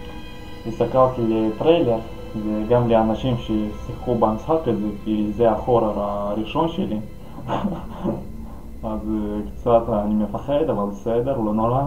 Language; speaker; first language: Hebrew; non-native, fluent; Russian